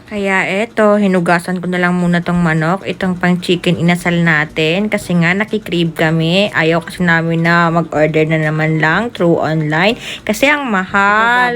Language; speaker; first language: Filipino; non-native, local second language; Bikol